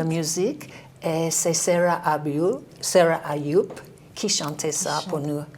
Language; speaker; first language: French; non-native, learner; English